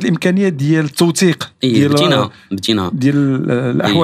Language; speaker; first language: Arabic; native; Arabic